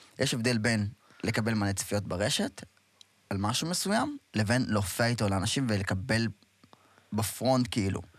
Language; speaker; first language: Hebrew; native; Hebrew